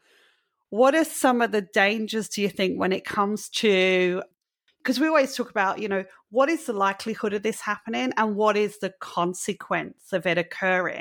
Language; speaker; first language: English; native; English